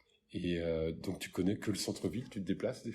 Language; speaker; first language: French; native; French